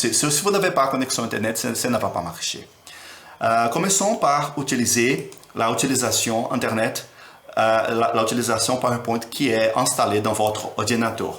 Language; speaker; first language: French; non-native, learner; Portuguese